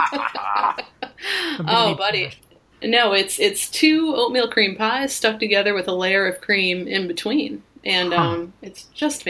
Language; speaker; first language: English; native; English